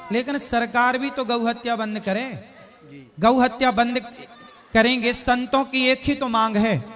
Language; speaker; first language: Hindi; native; Hindi